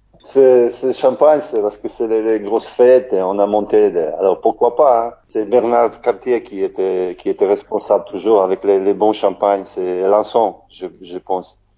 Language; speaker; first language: French; non-native, learner; Polish